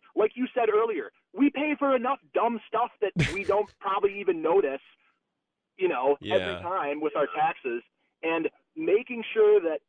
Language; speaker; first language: English; native; English